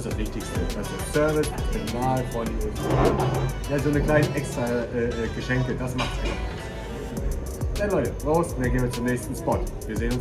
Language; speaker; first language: German; native; German